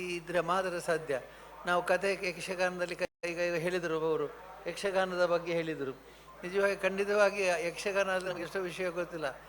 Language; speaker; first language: Kannada; non-native, local second language; Tulu